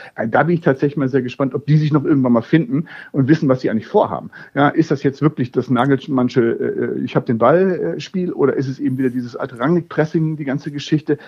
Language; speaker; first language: German; native; German